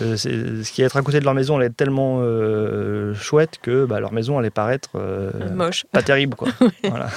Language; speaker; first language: French; native; French